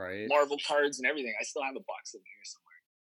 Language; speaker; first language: English; native; English